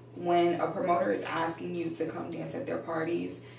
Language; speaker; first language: English; native; English